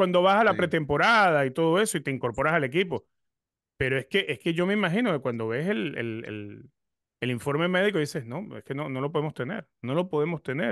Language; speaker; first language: Spanish; native; Spanish